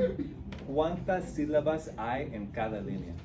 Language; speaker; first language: Spanish; non-native, fluent; English